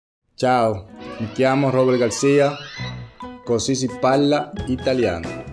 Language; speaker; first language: Italian; non-native, learner; Spanish